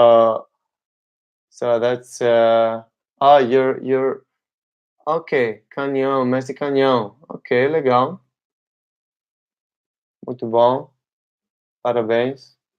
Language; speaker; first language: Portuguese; non-native, learner; Dutch